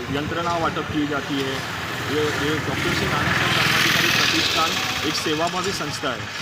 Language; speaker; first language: Hindi; non-native, local second language; Marathi